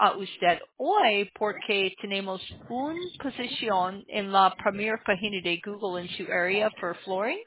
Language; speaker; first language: Spanish; non-native, learner; English